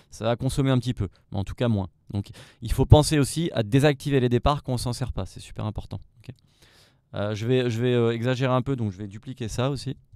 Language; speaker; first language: French; native; French